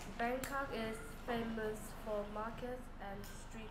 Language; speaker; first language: English; non-native, learner; Vietnamese